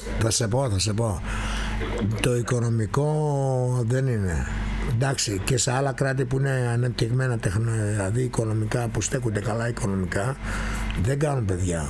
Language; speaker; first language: Greek; native; Greek